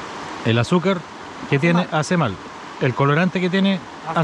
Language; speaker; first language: Spanish; native; Spanish